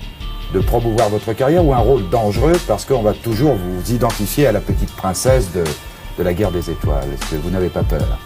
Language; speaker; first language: French; native; French